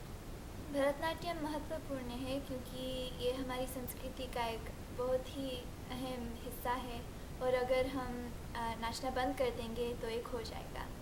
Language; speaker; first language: Hindi; early bilingual, heritage; Hindi